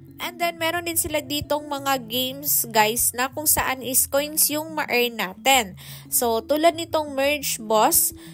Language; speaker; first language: Filipino; non-native, local second language; Cebuano